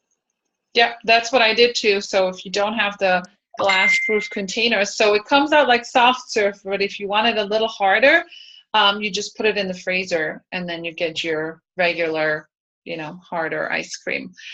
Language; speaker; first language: English; native; English